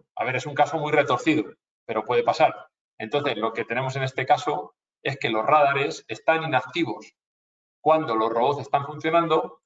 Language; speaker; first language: Spanish; native; Spanish